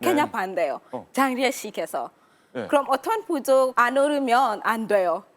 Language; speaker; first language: Korean; non-native, learner; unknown